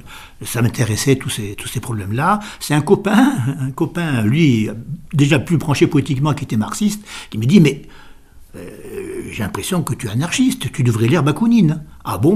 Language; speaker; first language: French; native; French